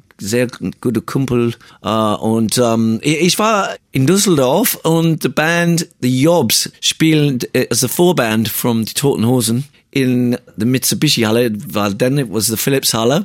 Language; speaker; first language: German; non-native, learner; English